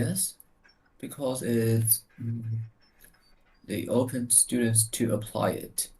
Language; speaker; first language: English; non-native, learner; Chinese